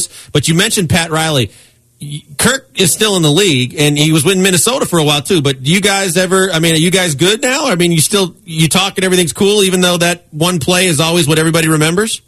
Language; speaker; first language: English; native; English